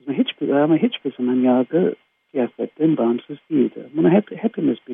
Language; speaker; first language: Turkish; non-native, fluent; English